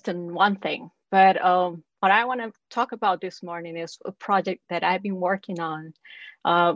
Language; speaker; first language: English; non-native, fluent; Spanish